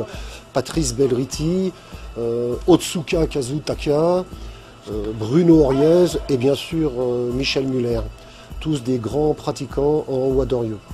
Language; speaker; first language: French; native; French